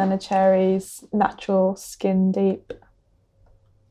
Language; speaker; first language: English; non-native, local second language; Hindi